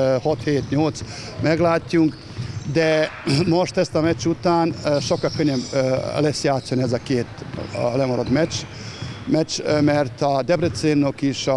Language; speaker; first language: Hungarian; non-native, learner; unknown